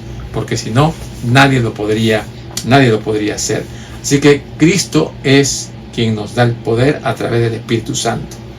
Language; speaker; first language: Spanish; native; Spanish